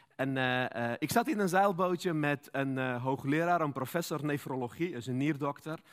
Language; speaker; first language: Dutch; non-native, fluent; Armenian